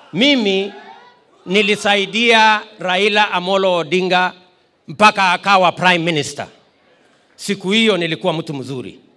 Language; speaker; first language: Swahili; non-native, local second language; Kalenjin